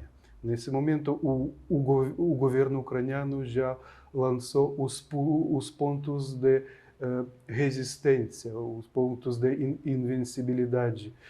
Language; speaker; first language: Portuguese; non-native, fluent; Ukrainian